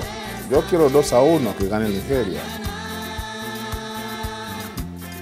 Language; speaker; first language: Spanish; non-native, fluent; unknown